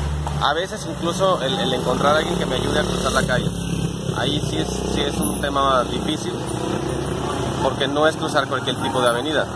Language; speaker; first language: Spanish; native; Spanish